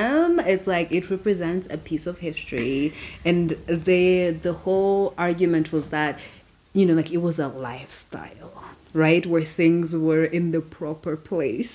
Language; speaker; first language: English; non-native, local second language; Kinyarwanda